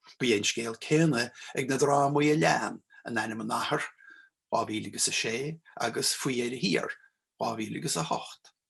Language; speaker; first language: Irish; native; Irish